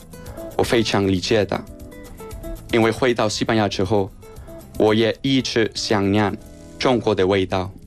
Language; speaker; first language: Chinese; non-native, fluent; Spanish